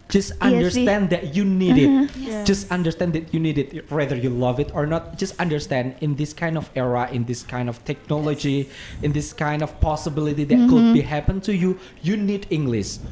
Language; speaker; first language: English; non-native, fluent; Indonesian